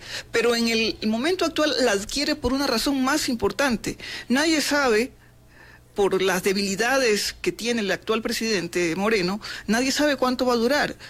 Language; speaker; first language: Spanish; native; Spanish